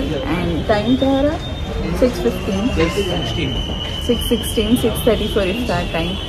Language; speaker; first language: Telugu; non-native, local second language; Urdu